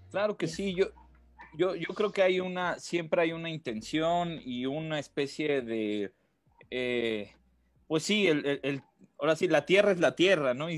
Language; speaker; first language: Spanish; native; Spanish